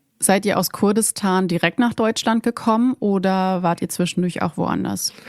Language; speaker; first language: German; native; German